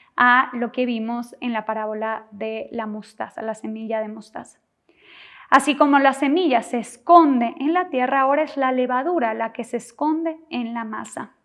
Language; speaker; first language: Spanish; native; Spanish